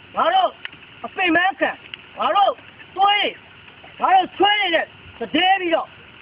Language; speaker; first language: Burmese; native; Burmese